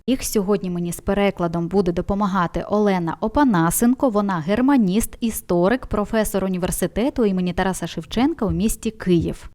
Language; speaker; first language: Ukrainian; native; Ukrainian